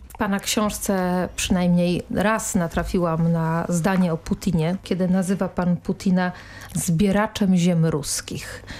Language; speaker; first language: Polish; native; Polish